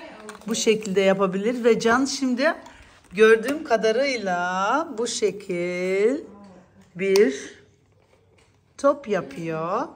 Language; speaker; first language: Turkish; early bilingual, heritage; Turkish